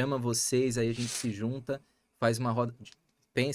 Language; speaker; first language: Portuguese; native; Portuguese